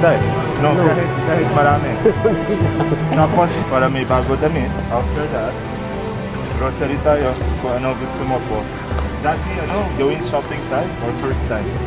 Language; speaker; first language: Filipino; non-native, learner; Arabic